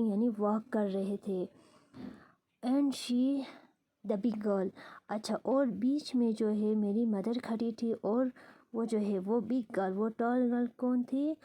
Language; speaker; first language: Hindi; non-native, local second language; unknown